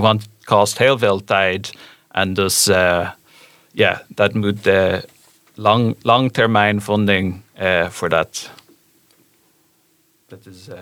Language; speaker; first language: Dutch; non-native, fluent; English